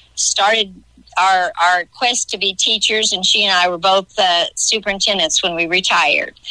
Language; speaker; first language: English; native; English